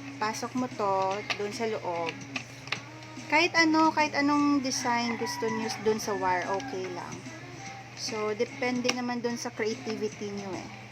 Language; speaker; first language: Filipino; non-native, local second language; Hiligaynon